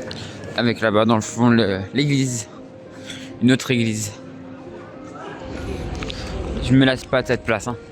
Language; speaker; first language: French; native; French